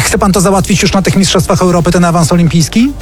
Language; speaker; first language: Polish; native; Polish